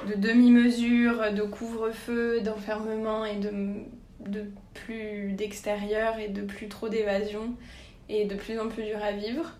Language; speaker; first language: French; native; French